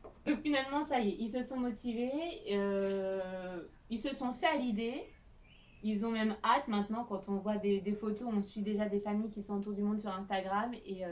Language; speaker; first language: French; native; French